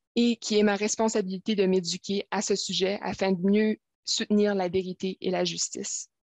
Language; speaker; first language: French; native; French